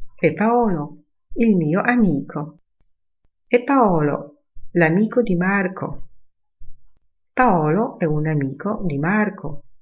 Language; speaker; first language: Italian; non-native, fluent; Polish